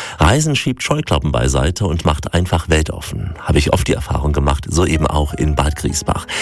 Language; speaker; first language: German; native; German